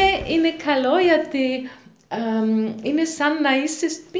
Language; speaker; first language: Greek; non-native, learner; German